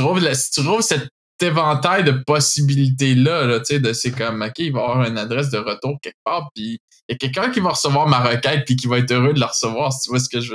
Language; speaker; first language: French; native; French